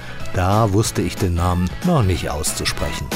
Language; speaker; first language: German; native; German